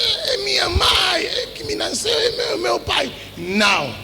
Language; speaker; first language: Portuguese; non-native, learner; Lingala